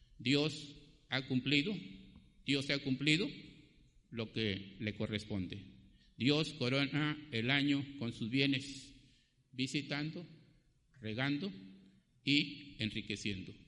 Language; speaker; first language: Spanish; native; Spanish